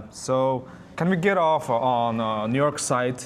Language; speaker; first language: English; non-native, learner; Mongolian